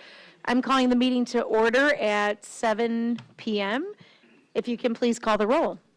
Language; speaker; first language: English; native; English